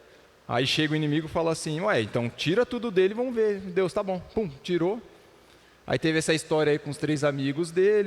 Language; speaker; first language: Portuguese; native; Portuguese